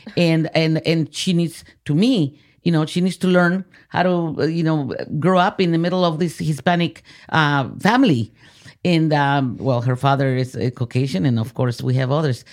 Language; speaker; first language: English; early bilingual, other home language; Spanish